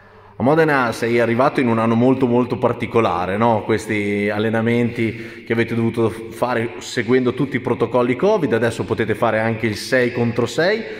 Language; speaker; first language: Italian; native; Italian